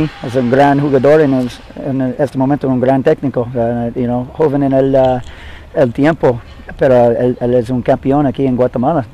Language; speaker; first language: Spanish; non-native, learner; English